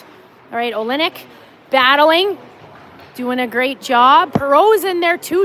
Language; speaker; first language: English; native; English